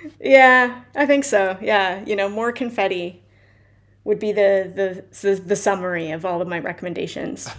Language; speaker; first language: English; native; English